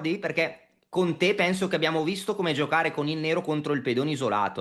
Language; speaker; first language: Italian; native; Italian